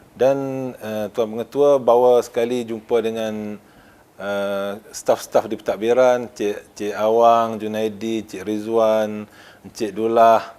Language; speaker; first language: Malay; native; Malay